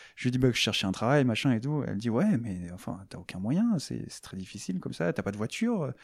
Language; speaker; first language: French; native; French